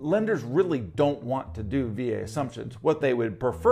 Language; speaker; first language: English; native; English